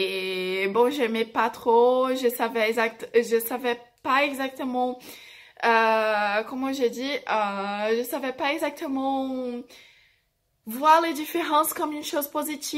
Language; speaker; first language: French; non-native, fluent; Portuguese